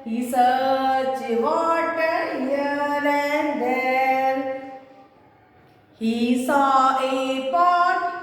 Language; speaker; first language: English; non-native, local second language; Hindi